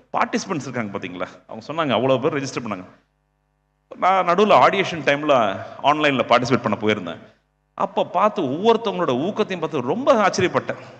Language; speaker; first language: Tamil; native; Tamil